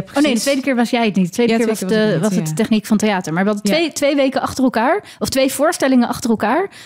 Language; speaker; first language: Dutch; native; Dutch